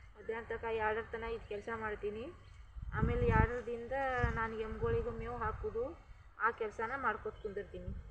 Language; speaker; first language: Kannada; non-native, local second language; Lambadi